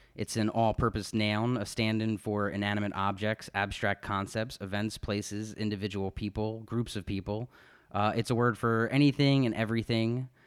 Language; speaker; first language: English; native; English